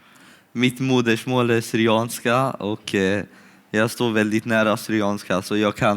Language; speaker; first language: Swedish; early bilingual, other home language; Syriac